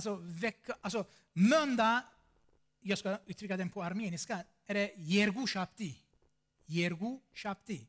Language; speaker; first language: Swedish; non-native, fluent; Armenian